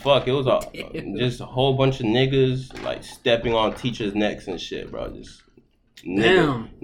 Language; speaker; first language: English; early bilingual, other home language; Haitian Creole